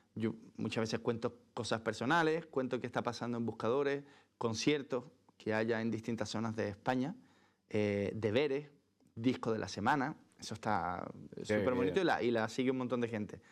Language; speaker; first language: Spanish; native; Spanish